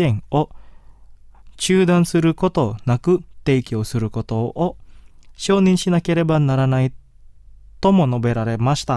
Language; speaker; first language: Japanese; non-native, fluent; Indonesian